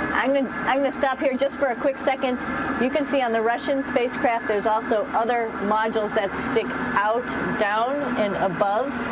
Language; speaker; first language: English; native; English